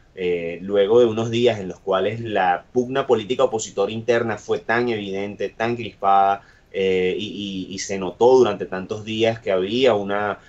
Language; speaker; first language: Spanish; native; Spanish